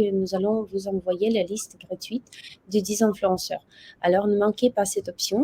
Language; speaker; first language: French; non-native, fluent; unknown